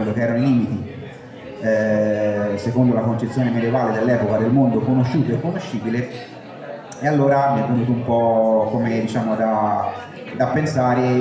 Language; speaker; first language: Italian; native; Italian